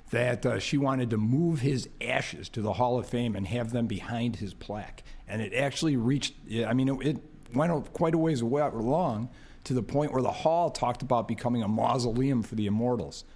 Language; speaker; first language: English; native; English